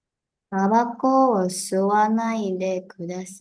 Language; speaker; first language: Japanese; non-native, learner; Indonesian